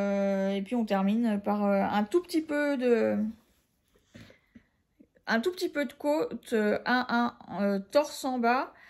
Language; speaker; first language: French; native; French